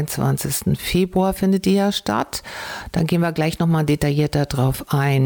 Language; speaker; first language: German; native; German